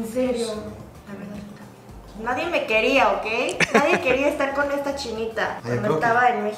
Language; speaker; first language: Spanish; early bilingual, other home language; Korean